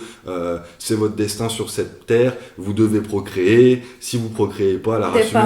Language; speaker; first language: French; native; French